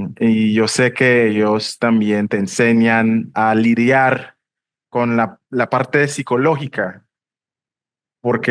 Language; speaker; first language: Spanish; non-native, fluent; English